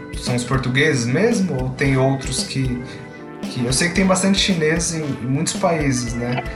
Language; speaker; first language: Portuguese; native; Portuguese